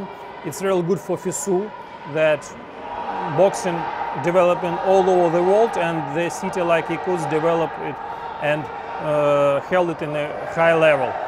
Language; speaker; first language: English; non-native, learner; Russian